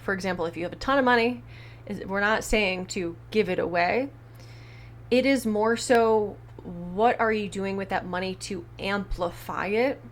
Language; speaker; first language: English; native; English